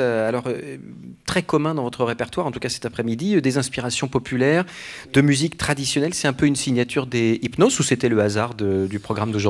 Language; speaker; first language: French; native; French